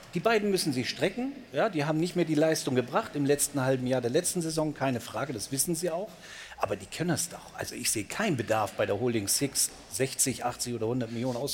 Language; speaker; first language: German; native; German